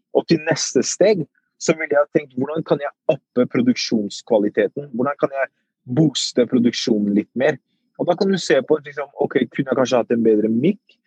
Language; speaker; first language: Norwegian; early bilingual, other home language; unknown